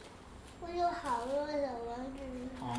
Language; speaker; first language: Chinese; early bilingual, heritage; Chinese